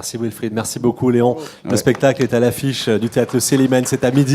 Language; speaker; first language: French; native; French